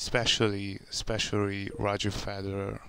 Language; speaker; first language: English; non-native, learner; Hungarian